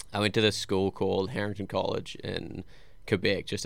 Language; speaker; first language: English; native; English